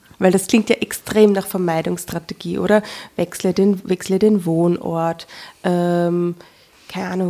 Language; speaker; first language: German; native; German